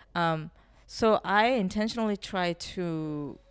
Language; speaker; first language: English; non-native, fluent; Korean